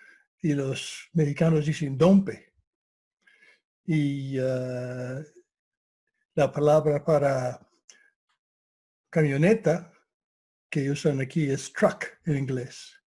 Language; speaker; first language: Spanish; non-native, fluent; English